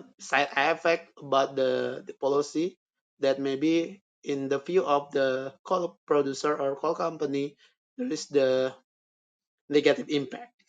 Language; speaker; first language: English; non-native, learner; Indonesian